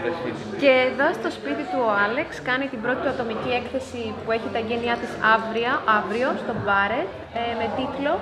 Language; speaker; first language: Greek; native; Greek